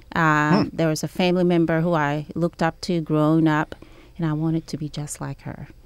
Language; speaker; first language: English; early bilingual, other home language; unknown